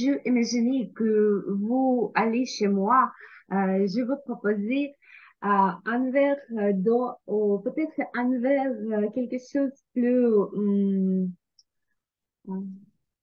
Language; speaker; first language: French; non-native, learner; Ukrainian